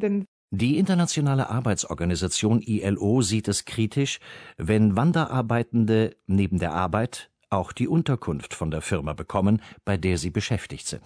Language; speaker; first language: German; native; German